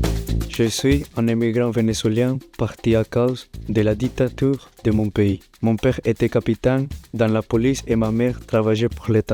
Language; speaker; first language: French; non-native, learner; Spanish